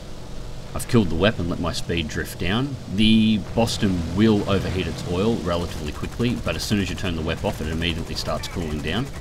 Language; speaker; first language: English; native; English